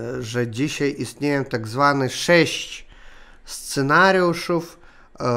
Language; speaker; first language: Polish; non-native, learner; Russian